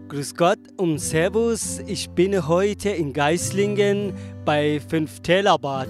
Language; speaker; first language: German; non-native, learner; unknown